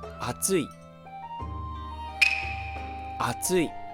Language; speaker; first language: Japanese; non-native, fluent; Portuguese